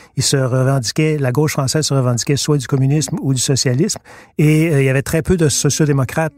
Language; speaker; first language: French; native; French